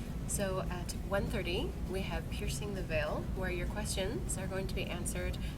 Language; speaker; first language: English; native; English